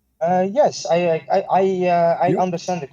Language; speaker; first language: English; non-native, learner; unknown